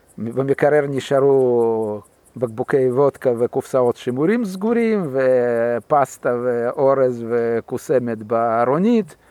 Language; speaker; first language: Hebrew; non-native, fluent; Russian